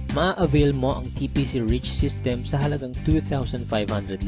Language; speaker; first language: Filipino; native; Filipino